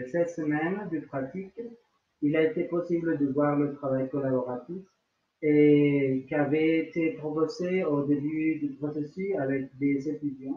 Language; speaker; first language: French; non-native, learner; Spanish